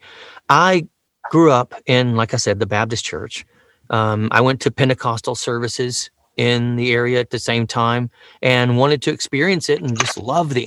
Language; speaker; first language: English; native; English